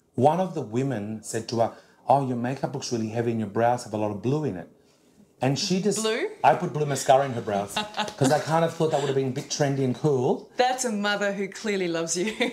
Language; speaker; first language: English; native; English